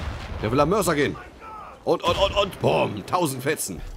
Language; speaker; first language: German; native; German